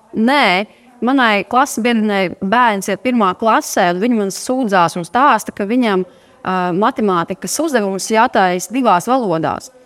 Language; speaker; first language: Latvian; non-native, local second language; Russian